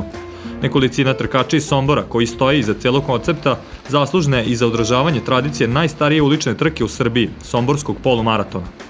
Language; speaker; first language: Serbian; native; Serbian